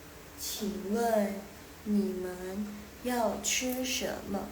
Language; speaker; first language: Chinese; non-native, fluent; Indonesian